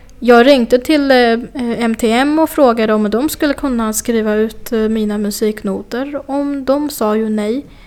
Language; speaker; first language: Swedish; non-native, fluent; Chinese